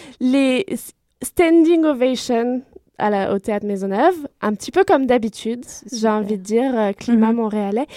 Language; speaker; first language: French; native; French